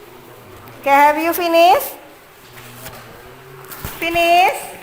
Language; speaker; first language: English; non-native, learner; Indonesian